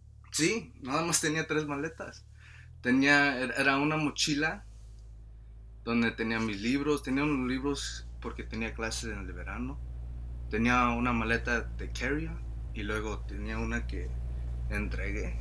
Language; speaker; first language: Spanish; early bilingual, heritage; Spanish